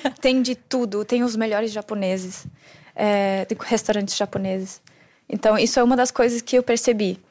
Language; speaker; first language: Portuguese; non-native, fluent; German